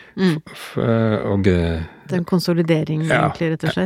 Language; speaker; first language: Norwegian; native; Norwegian